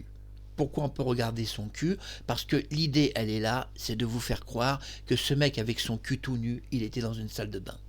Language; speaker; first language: French; native; French